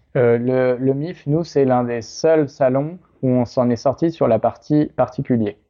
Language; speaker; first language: French; native; French